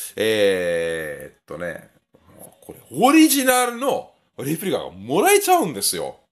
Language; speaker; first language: Japanese; non-native, fluent; Italian